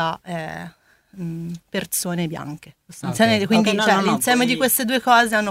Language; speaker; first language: Italian; early bilingual, other home language; Spanish